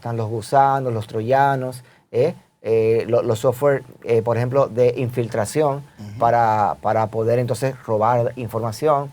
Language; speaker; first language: Spanish; native; Spanish